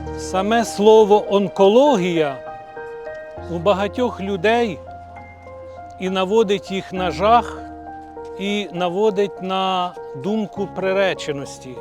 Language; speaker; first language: Ukrainian; native; Ukrainian